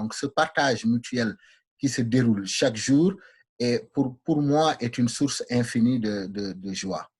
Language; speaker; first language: French; non-native, local second language; Wolof